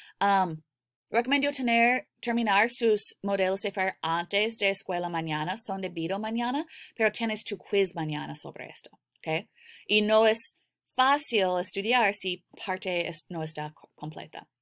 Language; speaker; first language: Spanish; non-native, learner; English